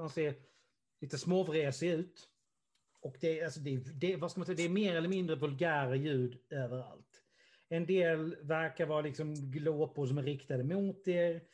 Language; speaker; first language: Swedish; native; Swedish